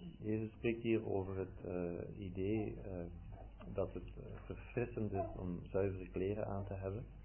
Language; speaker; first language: Dutch; native; Dutch